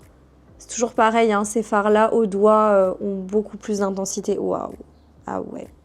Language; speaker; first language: French; native; French